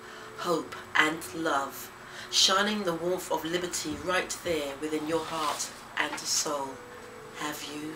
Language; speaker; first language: English; native; English